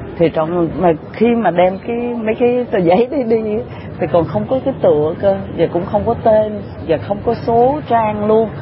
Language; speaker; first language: Vietnamese; early bilingual, other home language; French